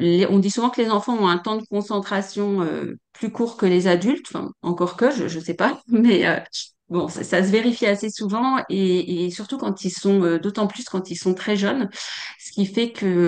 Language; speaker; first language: French; native; French